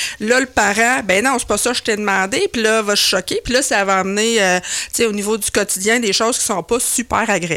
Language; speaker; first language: French; native; French